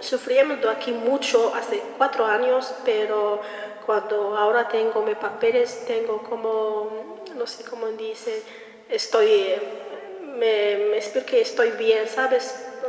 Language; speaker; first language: Spanish; non-native, learner; Arabic